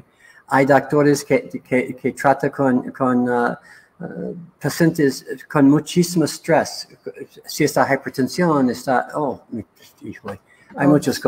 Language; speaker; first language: Spanish; non-native, learner; English